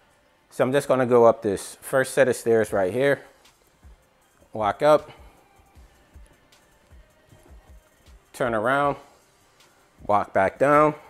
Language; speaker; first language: English; native; English